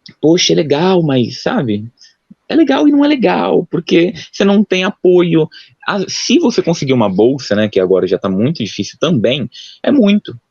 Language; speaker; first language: Portuguese; native; Portuguese